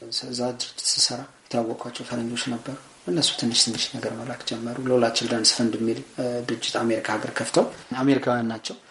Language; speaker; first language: Amharic; non-native, local second language; Tigrinya